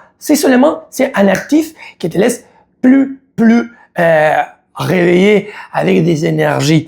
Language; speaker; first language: French; non-native, learner; Spanish